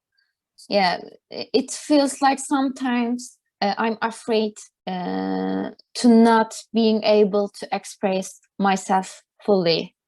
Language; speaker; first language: English; non-native, learner; Turkish